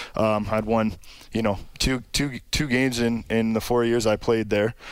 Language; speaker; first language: English; native; English